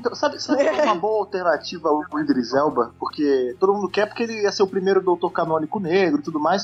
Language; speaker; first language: Portuguese; native; Portuguese